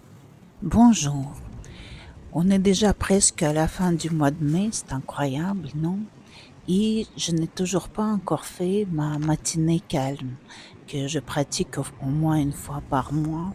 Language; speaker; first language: French; non-native, fluent; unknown